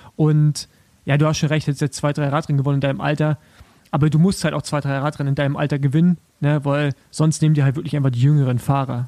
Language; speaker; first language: German; native; German